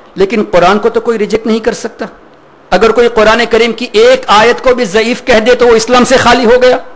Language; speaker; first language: Urdu; non-native, fluent; Memoni